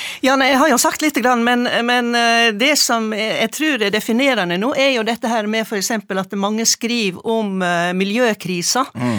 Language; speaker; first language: Norwegian; native; Norwegian